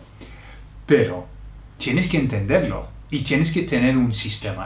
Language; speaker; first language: Spanish; non-native, fluent; English